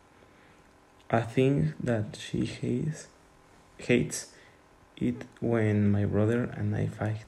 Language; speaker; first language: English; non-native, learner; Spanish